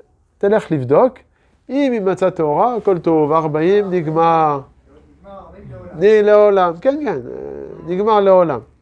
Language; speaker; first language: Hebrew; non-native, fluent; French